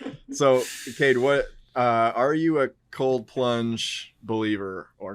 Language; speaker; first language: English; native; English